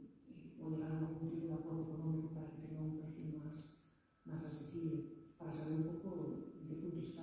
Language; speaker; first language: Spanish; native; Spanish